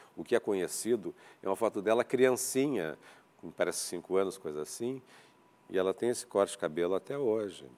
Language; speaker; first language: Portuguese; native; Portuguese